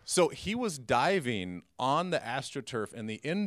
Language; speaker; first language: English; native; English